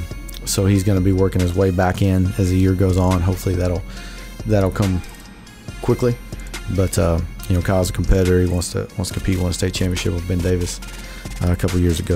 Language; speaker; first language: English; native; English